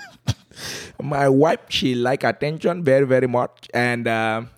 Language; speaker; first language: English; non-native, local second language; Yoruba